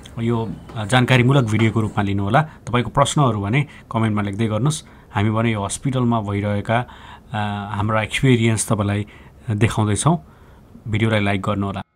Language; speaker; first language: Nepali; native; Nepali